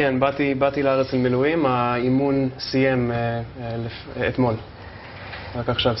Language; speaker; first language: Hebrew; non-native, fluent; English